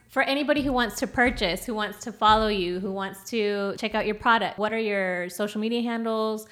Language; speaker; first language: English; early bilingual, other home language; Spanish